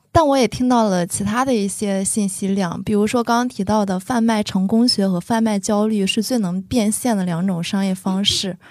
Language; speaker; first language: Chinese; native; Chinese